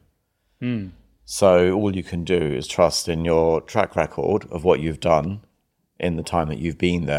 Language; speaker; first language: English; native; English